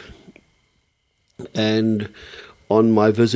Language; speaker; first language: English; early bilingual, other home language; German